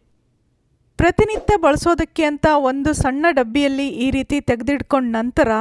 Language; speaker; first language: Kannada; native; Kannada